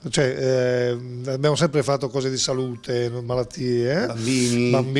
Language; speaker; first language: Italian; native; Italian